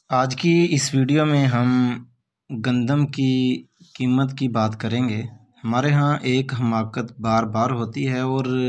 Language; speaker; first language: Urdu; non-native, local second language; Punjabi